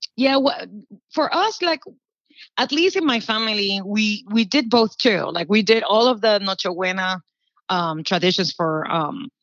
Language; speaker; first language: English; early bilingual, other home language; Spanish